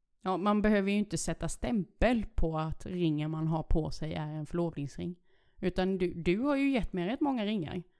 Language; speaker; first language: Swedish; early bilingual, other home language; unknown